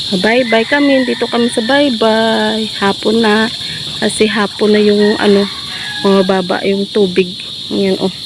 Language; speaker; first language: Filipino; non-native, local second language; Cebuano